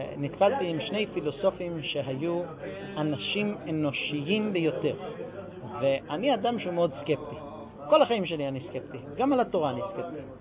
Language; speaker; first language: Hebrew; non-native, fluent; English